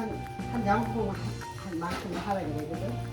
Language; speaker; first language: Korean; native; Korean